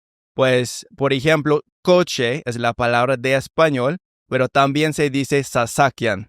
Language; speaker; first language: Spanish; non-native, fluent; English